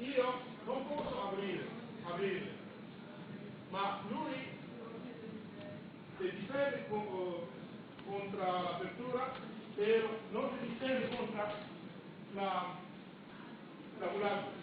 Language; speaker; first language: Italian; non-native, learner; Romanian